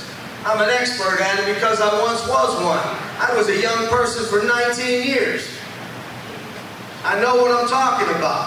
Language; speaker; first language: English; native; English